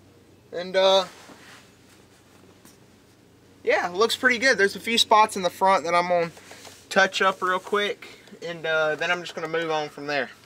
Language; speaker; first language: English; native; English